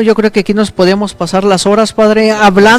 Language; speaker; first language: Spanish; native; Spanish